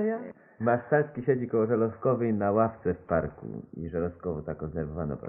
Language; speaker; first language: Polish; native; Polish